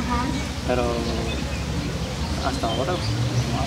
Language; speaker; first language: Spanish; non-native, learner; Uzbek